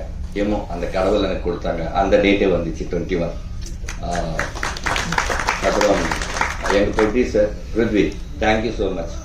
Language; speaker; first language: Tamil; non-native, learner; Telugu